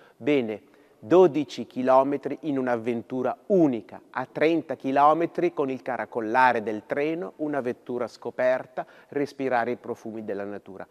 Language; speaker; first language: Italian; native; Italian